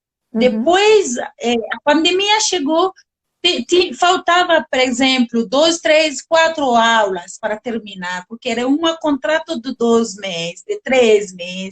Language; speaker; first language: Portuguese; non-native, learner; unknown